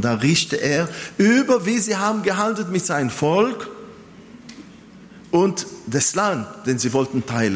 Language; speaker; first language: German; non-native, fluent; Hebrew